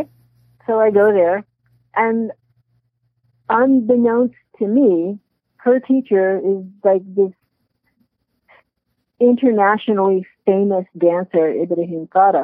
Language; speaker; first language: English; native; English